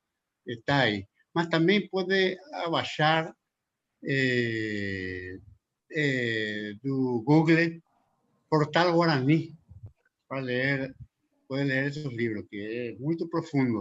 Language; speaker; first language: Portuguese; non-native, local second language; Spanish